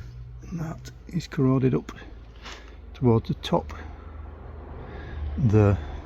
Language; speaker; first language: English; native; English